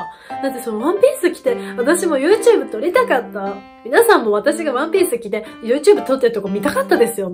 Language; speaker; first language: Japanese; native; Japanese